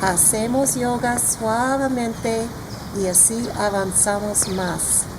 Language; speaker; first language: Spanish; non-native, fluent; English